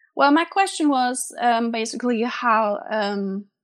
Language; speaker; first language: English; non-native, fluent; German